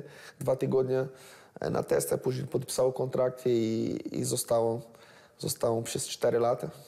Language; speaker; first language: Polish; non-native, learner; Portuguese